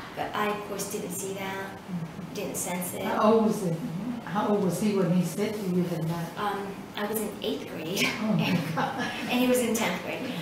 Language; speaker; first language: English; early bilingual, other home language; Vietnamese